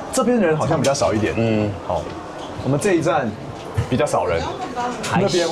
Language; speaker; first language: Chinese; native; Chinese